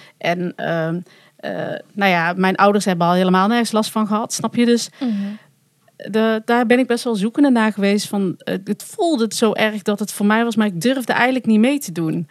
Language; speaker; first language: Dutch; native; Dutch